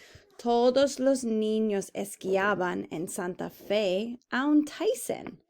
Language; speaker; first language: Spanish; non-native, fluent; English